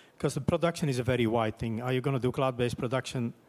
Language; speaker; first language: English; non-native, fluent; Dutch